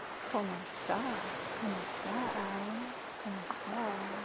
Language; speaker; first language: Spanish; non-native, learner; English